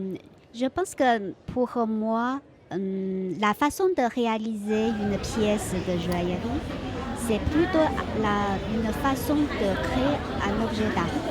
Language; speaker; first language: French; non-native, fluent; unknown